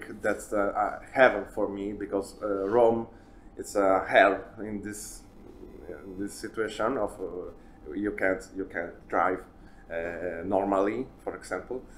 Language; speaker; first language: English; non-native, learner; Italian